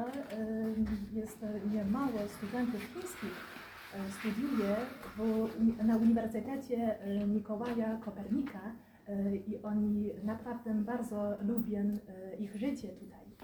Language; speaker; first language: Polish; non-native, fluent; Chinese